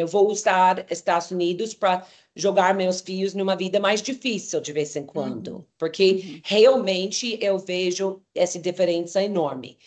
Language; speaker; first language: Portuguese; non-native, fluent; English